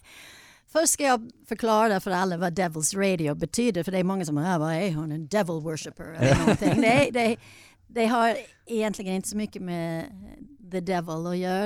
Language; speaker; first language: Swedish; non-native, fluent; English